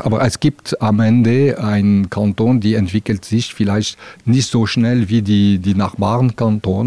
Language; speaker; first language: German; non-native, local second language; French